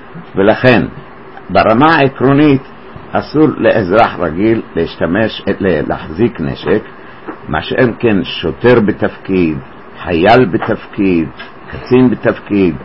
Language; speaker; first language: Hebrew; native; Hebrew